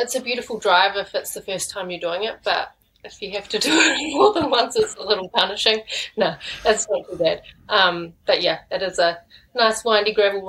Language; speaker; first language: English; native; English